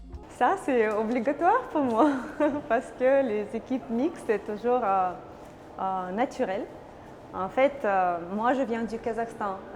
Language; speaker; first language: French; non-native, learner; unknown